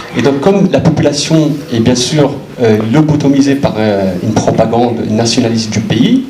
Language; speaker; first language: French; native; French